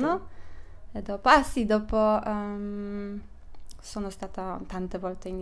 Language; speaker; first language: Italian; non-native, learner; Polish